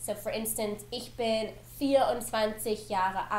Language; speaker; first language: German; non-native, learner; English